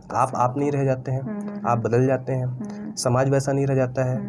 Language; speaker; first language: Hindi; native; Hindi